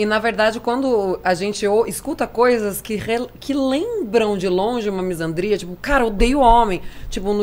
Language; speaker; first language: Portuguese; native; Portuguese